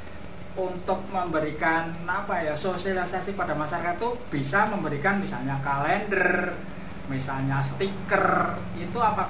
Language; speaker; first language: Indonesian; native; Indonesian